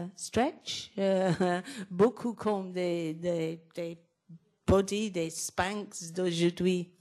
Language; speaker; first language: French; non-native, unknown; English